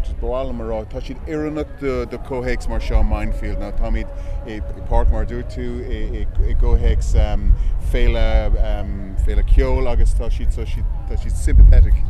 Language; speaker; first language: Irish; non-native, local second language; English